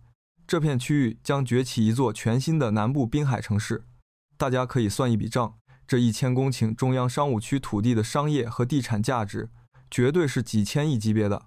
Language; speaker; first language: Chinese; native; Chinese